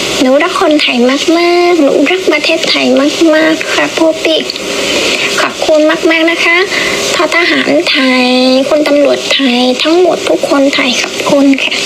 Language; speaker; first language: Thai; non-native, fluent; Vietnamese